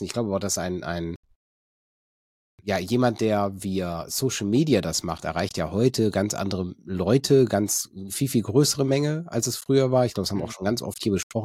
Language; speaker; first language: German; native; German